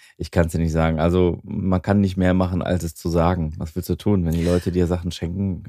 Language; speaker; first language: German; early bilingual, other home language; Greek